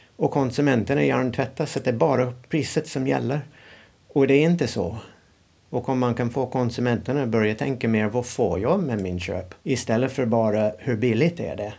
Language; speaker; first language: Swedish; non-native, fluent; English